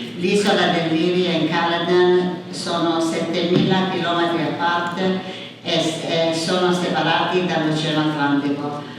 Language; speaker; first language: Italian; early bilingual, heritage; English